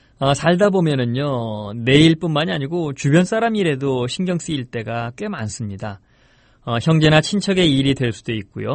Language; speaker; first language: Korean; native; Korean